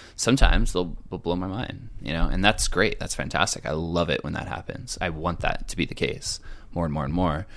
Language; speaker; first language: English; native; English